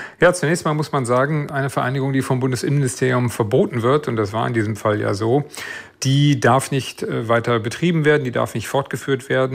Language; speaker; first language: German; native; German